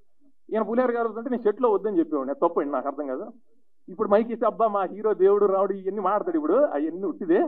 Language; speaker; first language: Telugu; native; Telugu